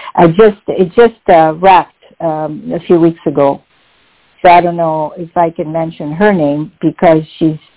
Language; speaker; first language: English; non-native, fluent; French